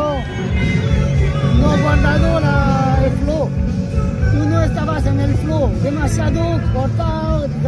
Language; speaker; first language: Spanish; non-native, fluent; French